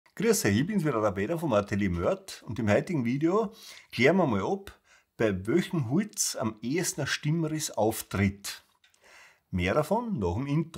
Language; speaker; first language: German; native; German